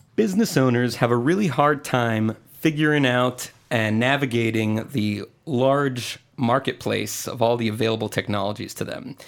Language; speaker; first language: English; non-native, fluent; Spanish